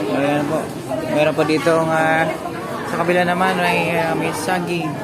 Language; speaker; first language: Filipino; non-native, local second language; Hiligaynon